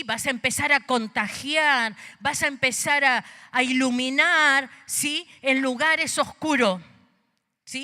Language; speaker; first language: Spanish; native; Spanish